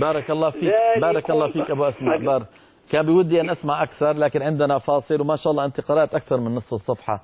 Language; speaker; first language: Arabic; native; Arabic